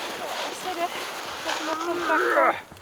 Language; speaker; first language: Swedish; non-native, learner; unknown